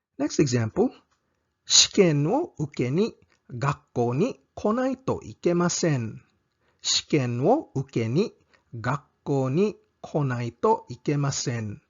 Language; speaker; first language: Japanese; non-native, fluent; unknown